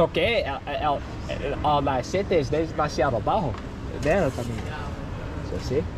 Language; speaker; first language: Spanish; non-native, learner; English